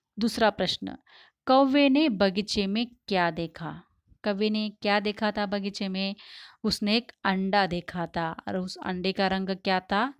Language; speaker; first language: Hindi; non-native, local second language; Tamil